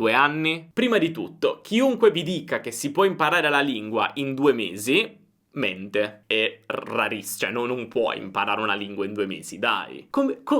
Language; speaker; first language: Italian; native; Italian